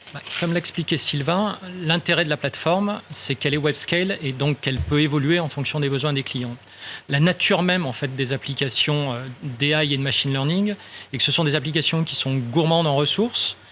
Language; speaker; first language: French; native; French